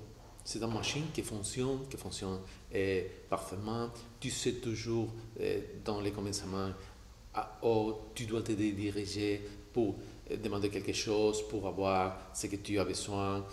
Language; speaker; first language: French; non-native, fluent; Spanish